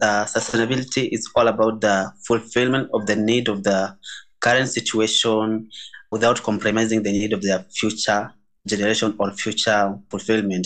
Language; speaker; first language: English; non-native, local second language; Masai